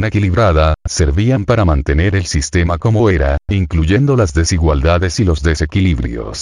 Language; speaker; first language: Spanish; native; Spanish